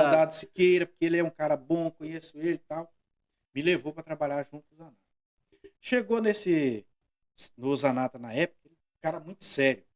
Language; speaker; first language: Portuguese; native; Portuguese